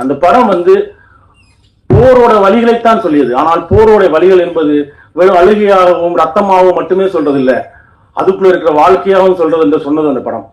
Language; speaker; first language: Tamil; native; Tamil